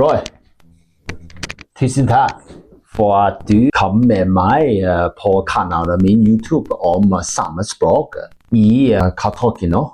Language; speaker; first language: Norwegian; non-native, learner; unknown